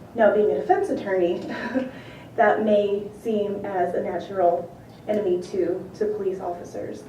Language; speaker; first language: English; native; English